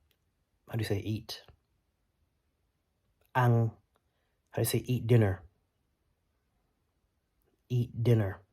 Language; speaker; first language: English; early bilingual, other home language; Vietnamese